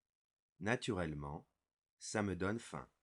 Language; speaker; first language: French; non-native, fluent; English